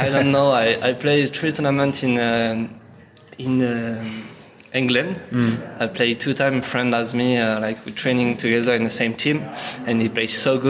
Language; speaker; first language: English; non-native, learner; French